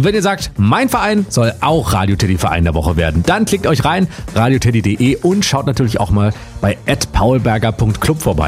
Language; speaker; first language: German; native; German